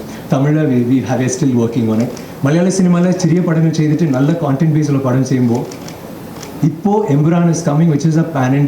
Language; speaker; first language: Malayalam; non-native, learner; Tamil